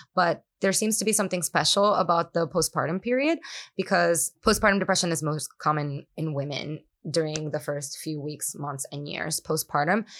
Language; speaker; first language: English; non-native, fluent; Spanish